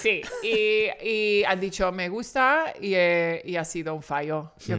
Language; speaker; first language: Spanish; early bilingual, heritage; Spanish